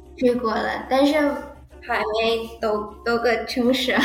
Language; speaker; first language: Chinese; early bilingual, heritage; Indonesian